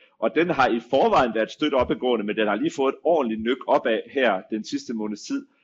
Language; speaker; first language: Danish; native; Danish